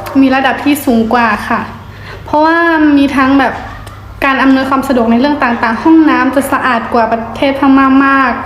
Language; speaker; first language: Thai; early bilingual, other home language; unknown